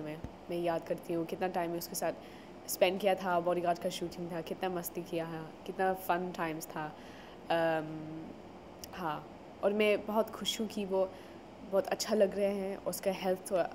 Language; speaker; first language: Hindi; non-native, learner; English